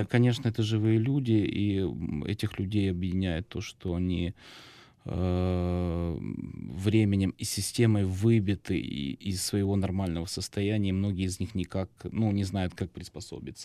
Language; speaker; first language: Ukrainian; non-native, local second language; Russian